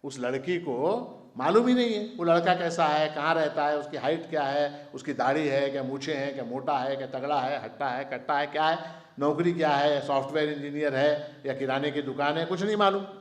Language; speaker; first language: Hindi; non-native, local second language; Marathi